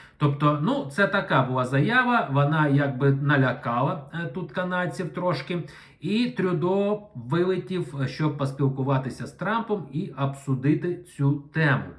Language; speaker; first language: Ukrainian; non-native, local second language; Russian